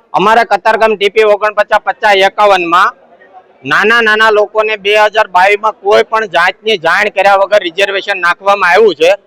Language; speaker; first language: Gujarati; native; Gujarati